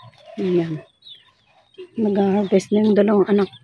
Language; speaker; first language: Filipino; non-native, local second language; Iloko